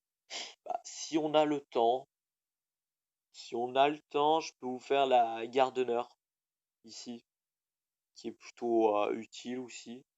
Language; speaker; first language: French; native; French